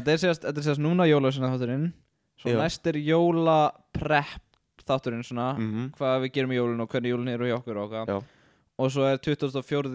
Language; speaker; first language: Icelandic; native; Icelandic